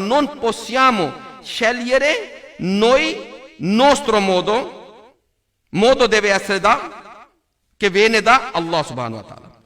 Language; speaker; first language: Italian; non-native, learner; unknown